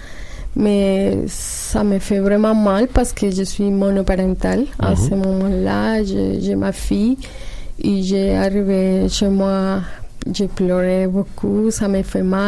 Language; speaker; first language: French; non-native, learner; Spanish